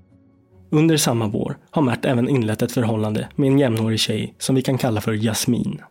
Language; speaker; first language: Swedish; native; Swedish